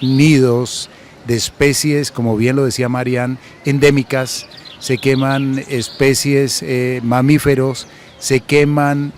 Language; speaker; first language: Spanish; native; Spanish